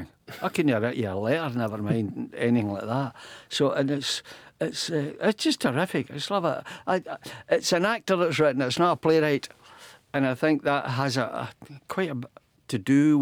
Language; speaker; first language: English; native; English